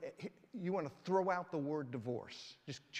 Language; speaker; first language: English; native; English